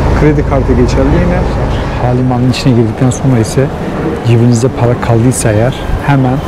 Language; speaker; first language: Turkish; native; Turkish